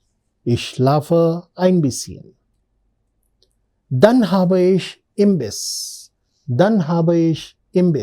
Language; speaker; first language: German; non-native, learner; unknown